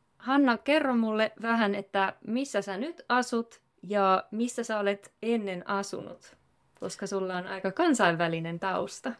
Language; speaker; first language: Finnish; native; Finnish